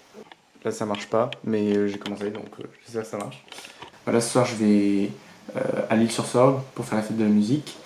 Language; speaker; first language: French; native; French